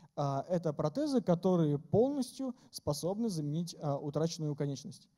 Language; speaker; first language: Russian; native; Russian